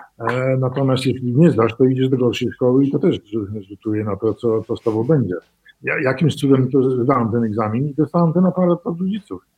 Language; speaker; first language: Polish; early bilingual, heritage; Polish